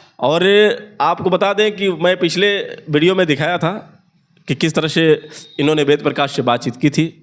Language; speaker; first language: Hindi; native; Hindi